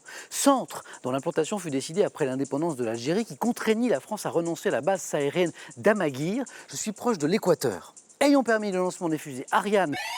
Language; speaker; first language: French; native; French